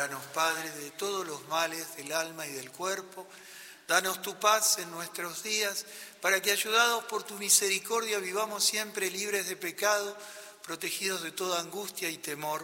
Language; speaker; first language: Spanish; native; Spanish